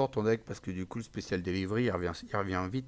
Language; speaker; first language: French; native; French